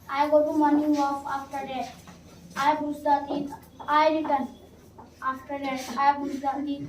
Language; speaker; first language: English; non-native, learner; Hindi